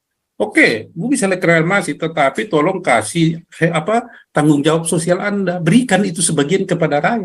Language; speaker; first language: Indonesian; native; Indonesian